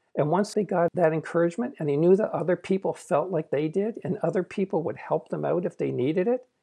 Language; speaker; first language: English; native; English